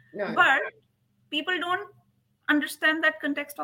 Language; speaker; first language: English; non-native, local second language; Hindi